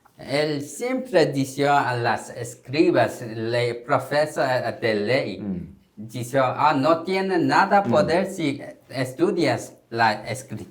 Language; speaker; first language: Spanish; non-native, learner; Korean